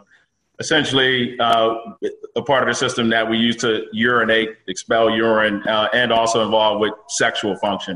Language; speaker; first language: English; native; English